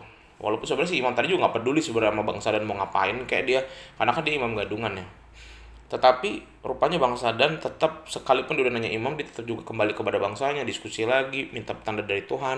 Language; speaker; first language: Indonesian; native; Indonesian